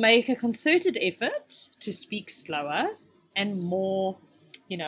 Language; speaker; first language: English; native; English